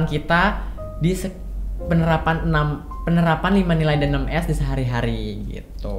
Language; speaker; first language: Indonesian; native; Indonesian